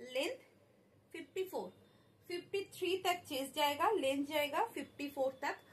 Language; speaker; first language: Hindi; non-native, local second language; Bangla